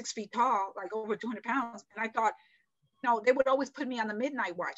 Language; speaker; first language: English; native; English